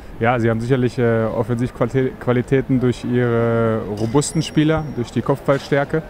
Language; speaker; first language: German; native; German